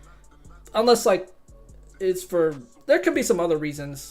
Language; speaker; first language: English; native; English